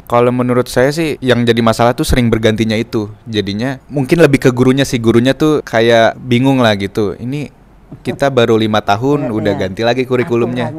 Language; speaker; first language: Indonesian; native; Indonesian